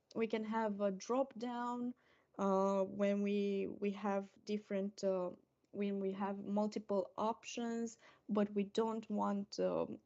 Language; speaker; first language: English; non-native, fluent; Romanian